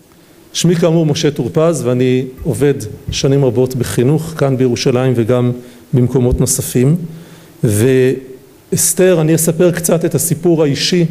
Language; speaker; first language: Hebrew; native; Hebrew